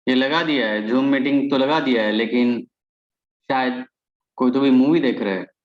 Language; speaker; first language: Hindi; non-native, local second language; Marathi